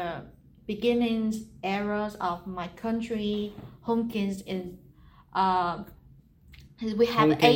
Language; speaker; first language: English; non-native, learner; Vietnamese